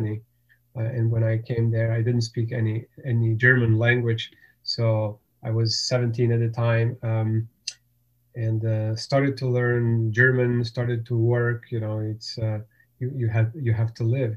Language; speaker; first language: English; non-native, fluent; Bosnian